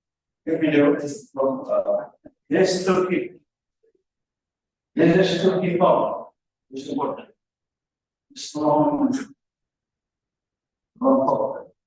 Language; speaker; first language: English; non-native, learner; Indonesian